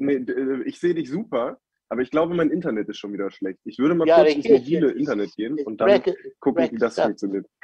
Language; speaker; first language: German; native; German